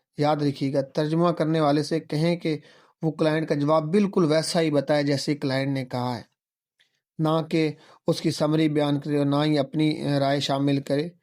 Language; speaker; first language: Urdu; non-native, local second language; Punjabi